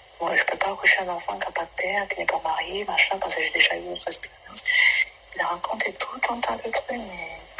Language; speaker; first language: French; non-native, local second language; Basaa